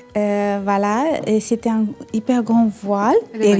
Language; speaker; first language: French; non-native, learner; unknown